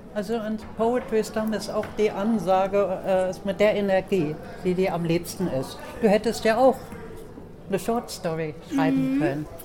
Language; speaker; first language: German; native; German